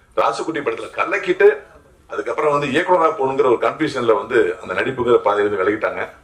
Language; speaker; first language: Tamil; native; Tamil